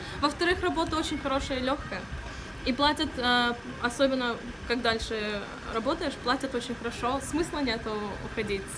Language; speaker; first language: Russian; early bilingual, heritage; Russian